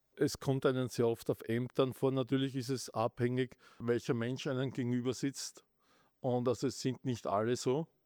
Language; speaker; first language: German; native; German